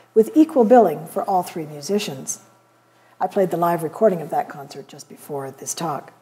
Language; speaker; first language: English; native; English